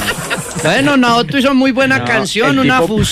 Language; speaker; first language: Spanish; native; Spanish